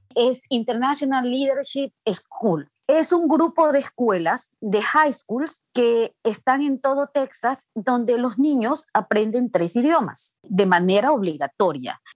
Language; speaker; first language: Spanish; native; Spanish